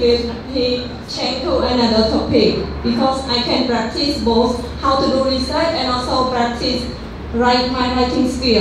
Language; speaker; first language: English; non-native, learner; Khmer